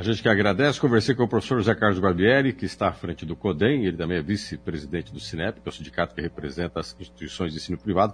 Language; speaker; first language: Portuguese; native; Portuguese